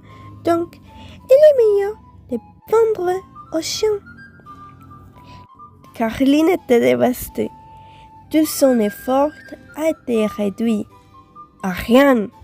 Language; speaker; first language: French; non-native, fluent; Spanish